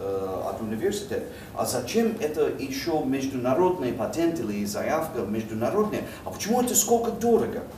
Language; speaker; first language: Russian; non-native, learner; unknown